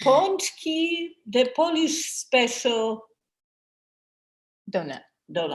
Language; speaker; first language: English; non-native, learner; Polish